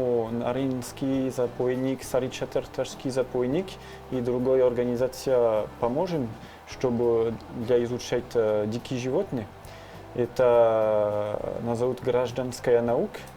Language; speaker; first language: Russian; non-native, learner; French